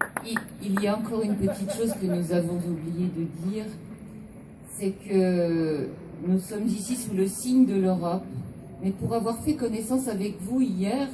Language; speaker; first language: French; native; French